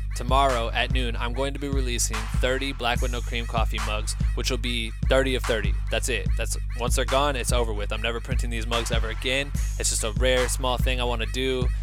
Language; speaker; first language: English; native; English